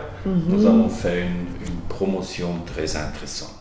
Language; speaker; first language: French; non-native, learner; German